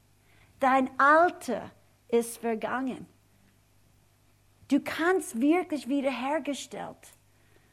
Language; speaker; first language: German; non-native, fluent; English